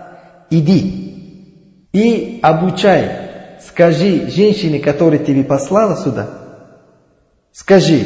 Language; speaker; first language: Russian; non-native, learner; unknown